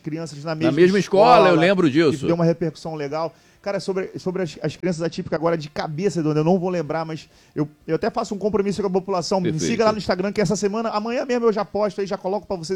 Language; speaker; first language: Portuguese; native; Portuguese